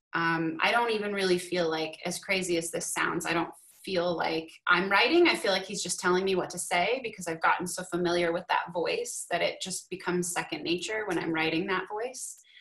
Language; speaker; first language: English; native; English